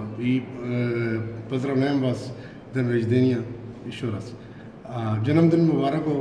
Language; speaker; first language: Russian; non-native, learner; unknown